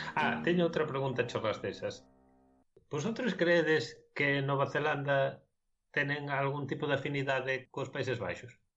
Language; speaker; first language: Galician; non-native, local second language; Spanish